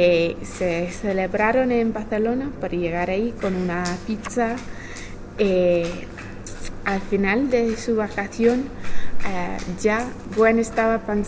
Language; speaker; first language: Spanish; non-native, learner; English